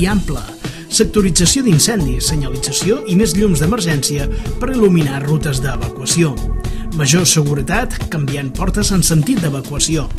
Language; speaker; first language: Catalan; native; Catalan